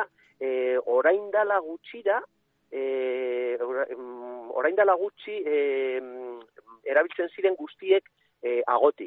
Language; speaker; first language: Basque; native; Basque